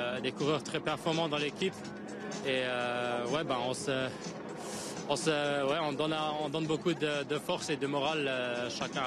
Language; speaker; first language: French; non-native, local second language; Luxembourgish